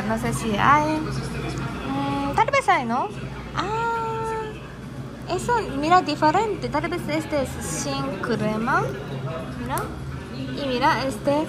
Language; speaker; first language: Spanish; non-native, learner; Japanese